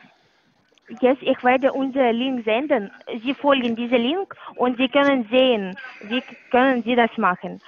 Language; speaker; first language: German; non-native, learner; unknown